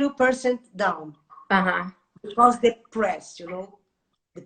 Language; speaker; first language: English; non-native, learner; Portuguese